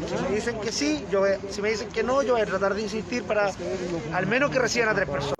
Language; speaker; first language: Spanish; native; Spanish